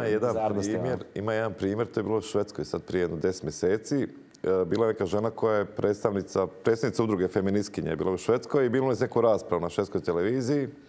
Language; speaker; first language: Croatian; native; Croatian